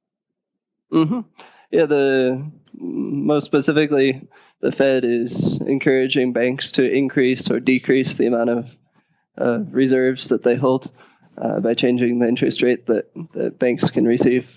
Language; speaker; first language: English; native; English